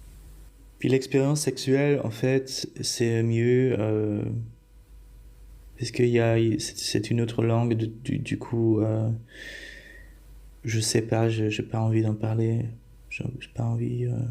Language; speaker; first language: French; non-native, fluent; Polish